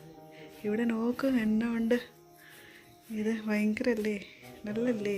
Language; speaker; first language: Malayalam; non-native, learner; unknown